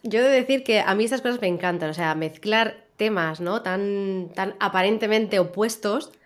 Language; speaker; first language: Spanish; native; Spanish